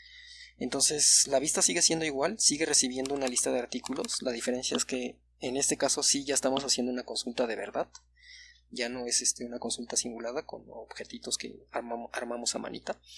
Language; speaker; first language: Spanish; native; Spanish